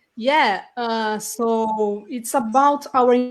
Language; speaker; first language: English; non-native, fluent; Portuguese